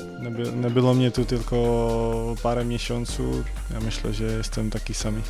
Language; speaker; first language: Polish; non-native, learner; Czech